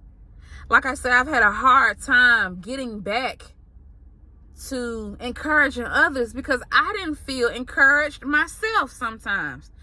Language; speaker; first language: English; native; English